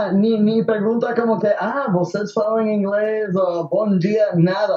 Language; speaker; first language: Portuguese; non-native, learner; Spanish